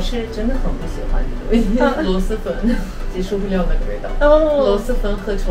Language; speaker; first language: Chinese; non-native, fluent; Armenian